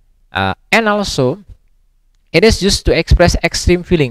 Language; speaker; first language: English; non-native, fluent; Indonesian